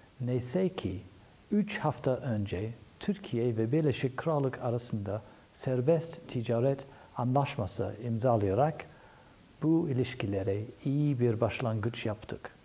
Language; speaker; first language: Turkish; non-native, fluent; English